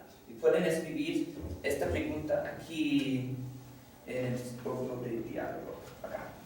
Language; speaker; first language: Spanish; non-native, fluent; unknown